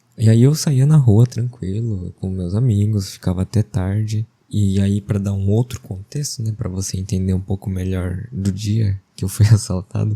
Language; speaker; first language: Portuguese; early bilingual, other home language; Japanese